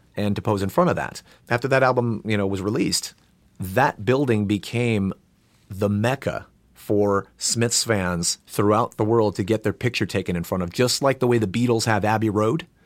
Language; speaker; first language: English; native; English